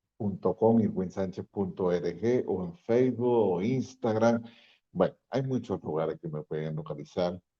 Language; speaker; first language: Spanish; native; Spanish